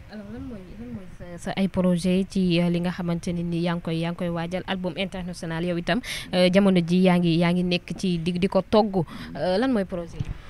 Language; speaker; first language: Wolof; native; Wolof